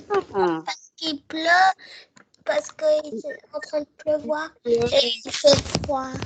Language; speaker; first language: French; early bilingual, heritage; French